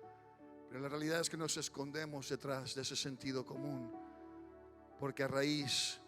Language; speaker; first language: Spanish; early bilingual, heritage; Spanish